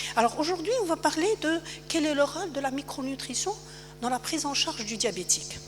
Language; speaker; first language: French; non-native, local second language; Arabic